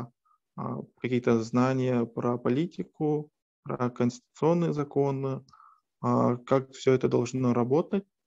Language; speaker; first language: Russian; native; Russian